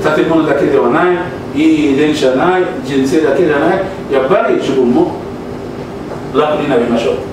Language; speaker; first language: Japanese; non-native, learner; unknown